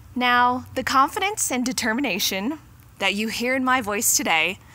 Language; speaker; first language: English; native; English